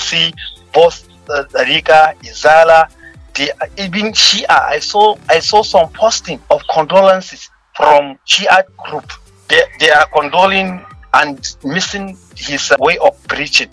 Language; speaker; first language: English; non-native, local second language; Hausa